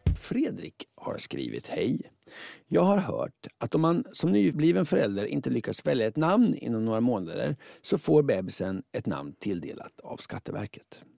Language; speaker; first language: Swedish; native; Swedish